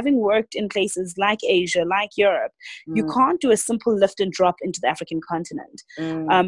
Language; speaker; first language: English; non-native, local second language; Zulu